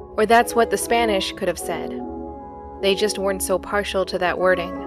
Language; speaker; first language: English; early bilingual, other home language; Filipino